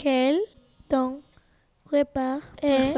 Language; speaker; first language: French; non-native, learner; Spanish